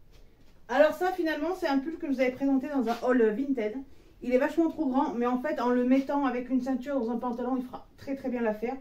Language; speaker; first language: French; native; French